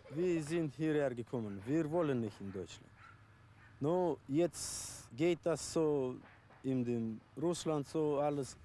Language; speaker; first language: German; early bilingual, heritage; German